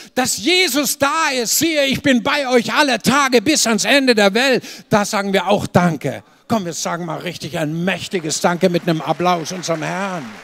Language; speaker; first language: German; native; German